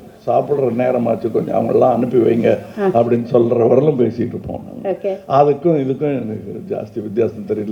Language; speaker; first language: Tamil; native; Tamil